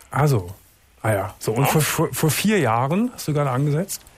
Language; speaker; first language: German; native; German